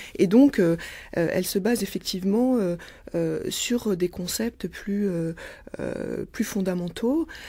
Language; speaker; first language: French; native; French